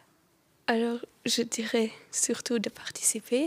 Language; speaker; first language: French; non-native, local second language; Luxembourgish